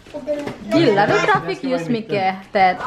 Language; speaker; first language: Swedish; non-native, fluent; Indonesian